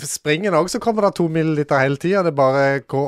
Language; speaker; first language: Norwegian; native; Norwegian